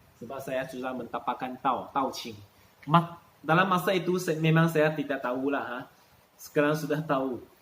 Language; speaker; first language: Malay; non-native, local second language; Chinese